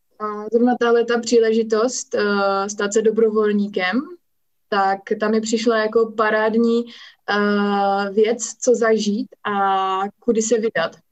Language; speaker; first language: Czech; native; Czech